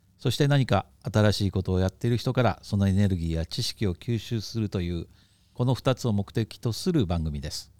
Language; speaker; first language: Japanese; native; Japanese